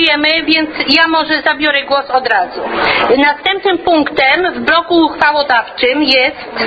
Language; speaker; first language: Polish; native; Polish